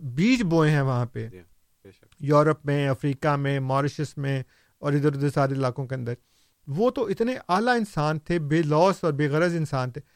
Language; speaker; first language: Urdu; non-native, local second language; Punjabi